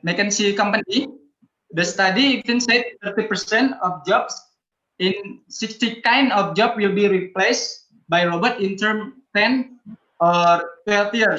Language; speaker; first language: English; non-native, learner; Indonesian